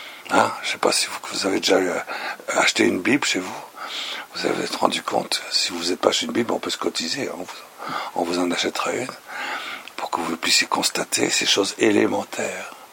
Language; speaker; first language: French; native; French